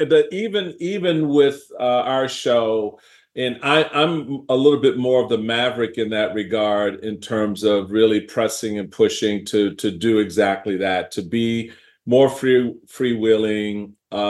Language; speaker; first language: English; native; English